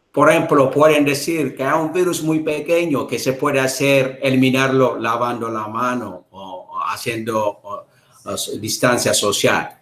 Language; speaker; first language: Spanish; non-native, learner; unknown